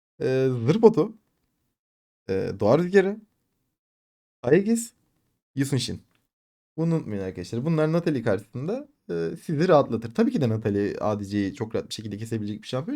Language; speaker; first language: Turkish; native; Turkish